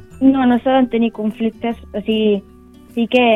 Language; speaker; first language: Catalan; native; Catalan